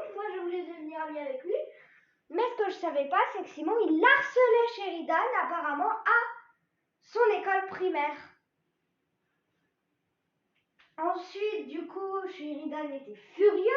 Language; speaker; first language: French; native; French